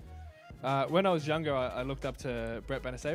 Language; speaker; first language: English; native; English